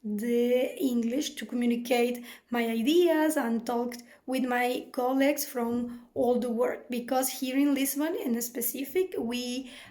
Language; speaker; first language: English; non-native, fluent; Spanish